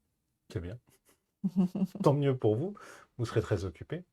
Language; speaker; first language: French; native; French